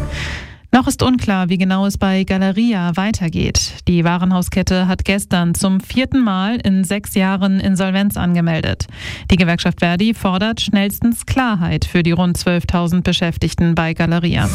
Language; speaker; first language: German; native; German